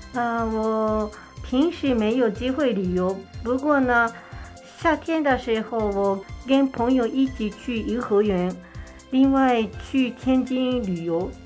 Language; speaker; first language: Chinese; non-native, fluent; Japanese